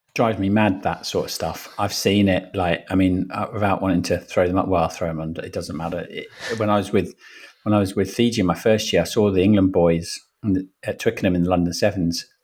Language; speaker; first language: English; native; English